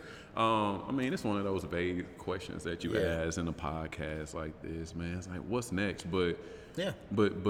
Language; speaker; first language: English; native; English